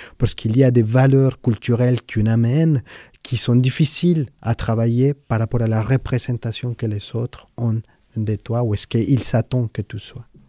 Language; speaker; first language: French; non-native, fluent; Spanish